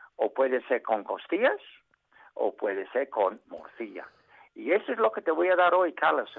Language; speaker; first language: Spanish; non-native, fluent; English